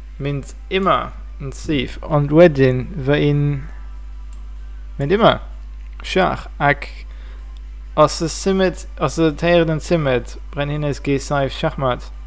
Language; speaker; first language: Welsh; non-native, fluent; English